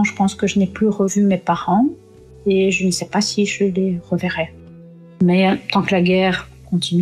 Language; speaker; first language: French; non-native, fluent; Russian